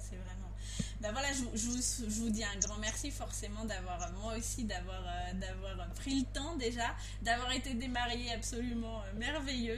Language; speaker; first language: French; native; French